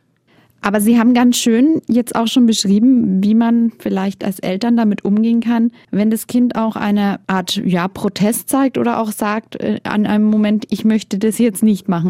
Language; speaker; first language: German; native; German